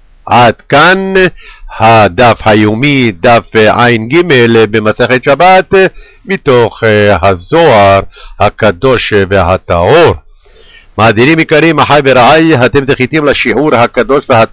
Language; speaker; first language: Hebrew; native; Hebrew